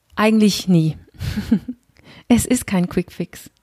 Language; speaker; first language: German; non-native, fluent; Danish